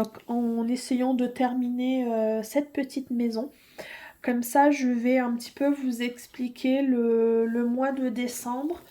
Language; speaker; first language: French; native; French